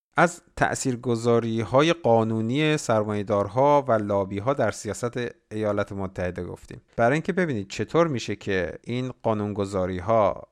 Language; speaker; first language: Persian; native; Persian